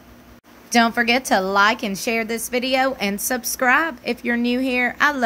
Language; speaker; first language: English; native; English